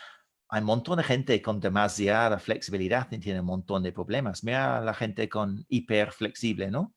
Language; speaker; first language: Spanish; non-native, fluent; English